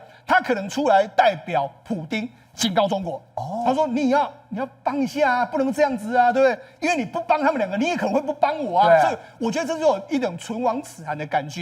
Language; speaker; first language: Chinese; native; Chinese